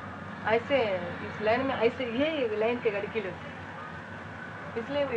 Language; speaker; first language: Hindi; non-native, local second language; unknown